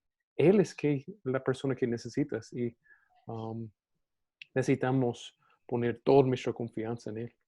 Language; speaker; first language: Spanish; non-native, fluent; English